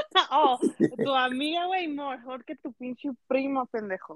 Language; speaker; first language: Spanish; early bilingual, heritage; Spanish